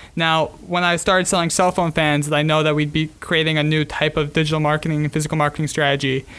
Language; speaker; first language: English; native; English